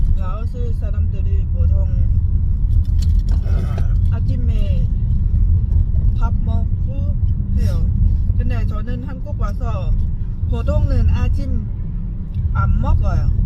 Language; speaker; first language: Korean; non-native, learner; Lao